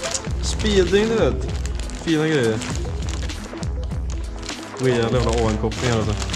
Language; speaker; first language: Swedish; native; Swedish